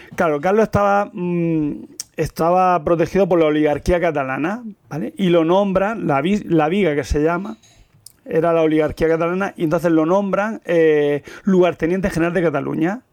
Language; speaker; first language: Spanish; native; Spanish